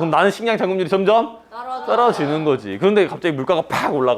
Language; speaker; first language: Korean; native; Korean